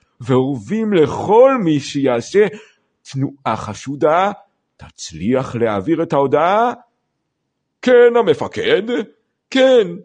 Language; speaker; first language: Hebrew; native; Hebrew